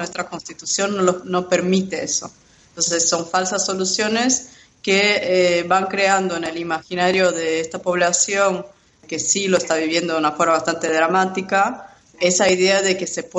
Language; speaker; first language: Spanish; non-native, fluent; Portuguese